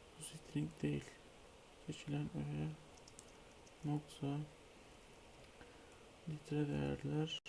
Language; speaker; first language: Turkish; native; Turkish